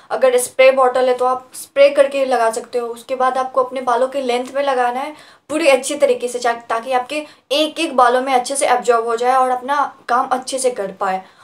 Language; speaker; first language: Hindi; native; Hindi